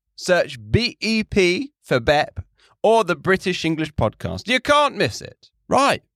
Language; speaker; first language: English; native; English